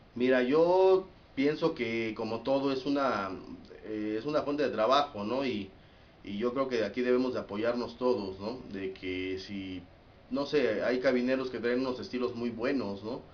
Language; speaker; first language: Spanish; native; Spanish